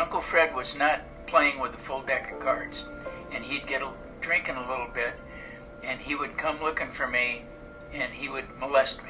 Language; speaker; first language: English; native; English